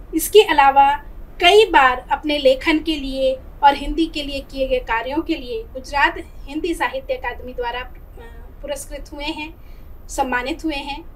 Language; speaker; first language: Hindi; native; Hindi